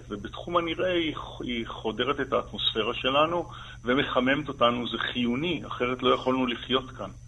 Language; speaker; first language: Hebrew; native; Hebrew